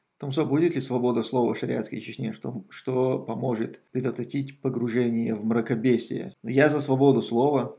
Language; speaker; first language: Russian; non-native, local second language; Chechen